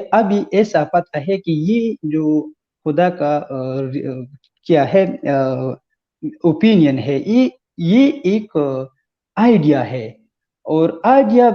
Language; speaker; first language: Hindi; non-native, learner; Pashto